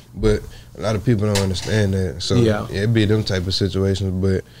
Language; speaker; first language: English; native; English